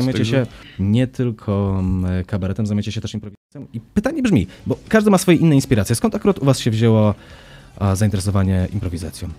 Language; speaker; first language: Polish; native; Polish